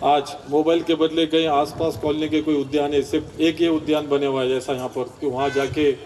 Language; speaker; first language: Hindi; non-native, local second language; Marathi